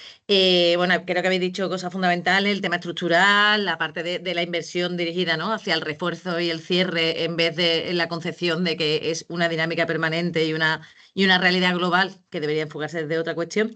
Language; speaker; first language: Spanish; native; Spanish